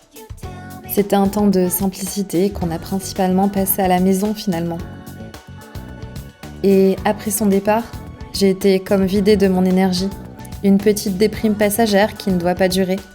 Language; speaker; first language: French; native; French